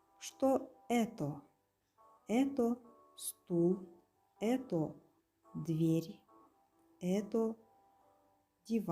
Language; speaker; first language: Russian; non-native, local second language; Kazakh